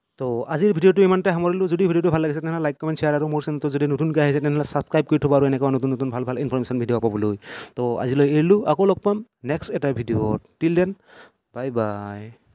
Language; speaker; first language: Assamese; non-native, local second language; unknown